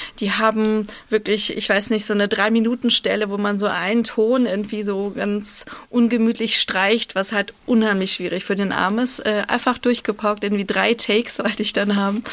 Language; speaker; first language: German; early bilingual, other home language; Russian